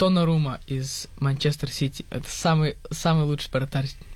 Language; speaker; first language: Russian; early bilingual, heritage; Russian